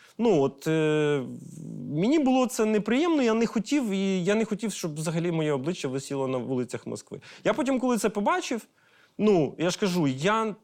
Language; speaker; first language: Ukrainian; non-native, local second language; Russian